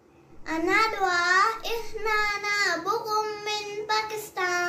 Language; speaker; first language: Arabic; non-native, learner; Urdu